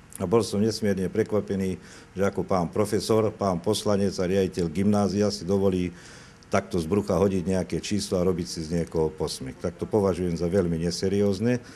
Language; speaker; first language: Slovak; native; Slovak